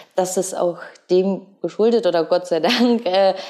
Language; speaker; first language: German; early bilingual, other home language; Ukrainian